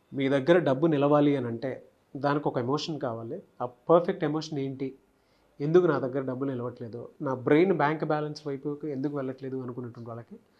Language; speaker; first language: Telugu; native; Telugu